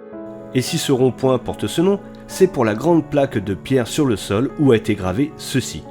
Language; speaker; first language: French; native; French